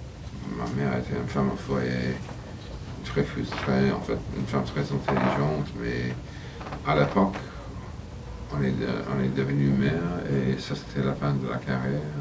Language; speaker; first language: French; non-native, fluent; English